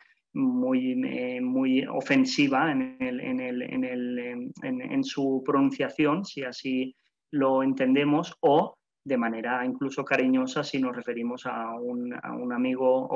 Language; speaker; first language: Spanish; native; Spanish